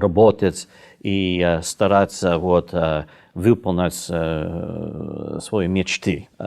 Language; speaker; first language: Russian; non-native, fluent; English